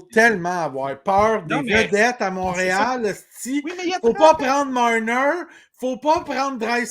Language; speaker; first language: French; native; French